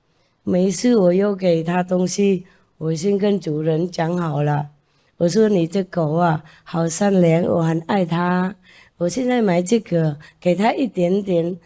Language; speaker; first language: Chinese; non-native, fluent; Vietnamese